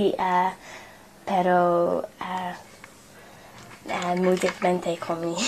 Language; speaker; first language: Spanish; non-native, learner; English